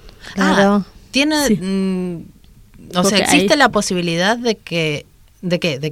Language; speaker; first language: Spanish; native; Spanish